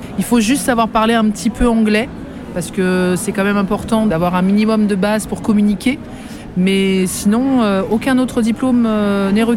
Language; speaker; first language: French; native; French